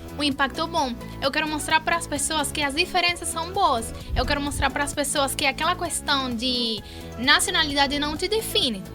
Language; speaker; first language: Portuguese; non-native, fluent; Spanish